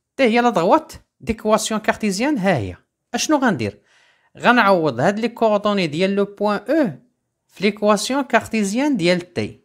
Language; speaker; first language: French; non-native, local second language; Arabic